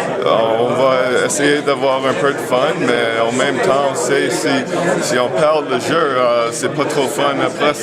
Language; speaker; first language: French; non-native, local second language; English